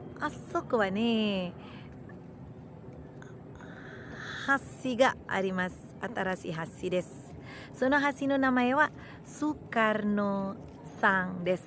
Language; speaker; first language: Japanese; non-native, learner; Indonesian